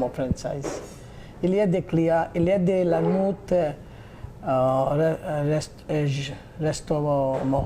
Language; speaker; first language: French; non-native, learner; Bangla